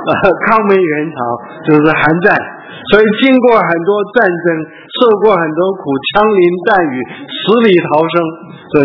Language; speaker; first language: Chinese; early bilingual, heritage; Chinese